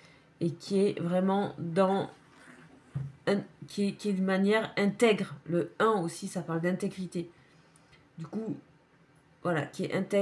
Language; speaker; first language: French; native; French